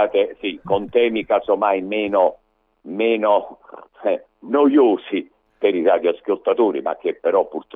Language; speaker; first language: Italian; native; Italian